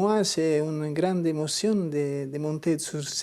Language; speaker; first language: French; non-native, learner; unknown